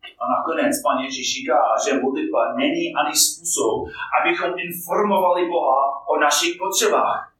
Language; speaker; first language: Czech; non-native, fluent; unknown